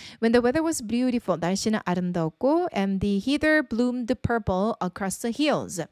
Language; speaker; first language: English; non-native, fluent; Korean